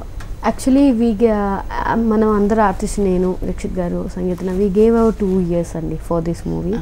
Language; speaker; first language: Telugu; non-native, learner; Malayalam